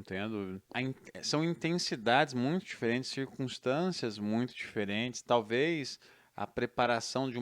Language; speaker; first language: Portuguese; native; Portuguese